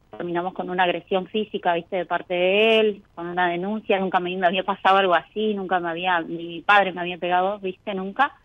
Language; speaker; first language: Spanish; native; Spanish